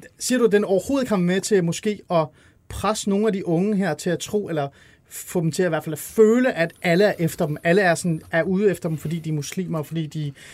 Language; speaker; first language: Danish; early bilingual, other home language; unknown